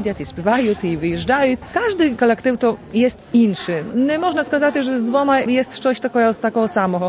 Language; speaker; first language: Polish; non-native, local second language; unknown